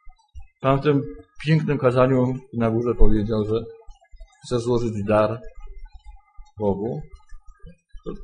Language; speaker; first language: Polish; native; Polish